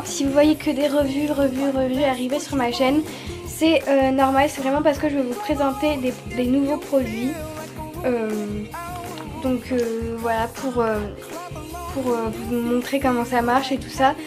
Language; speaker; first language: French; native; French